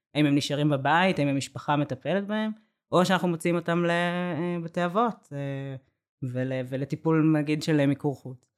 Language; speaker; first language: Hebrew; native; Hebrew